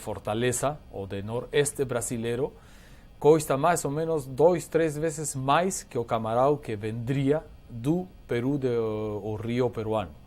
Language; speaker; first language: Portuguese; non-native, learner; Spanish